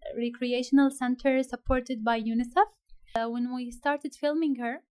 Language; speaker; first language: English; non-native, fluent; Arabic